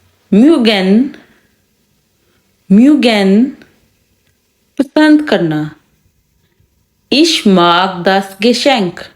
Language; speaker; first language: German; non-native, fluent; Urdu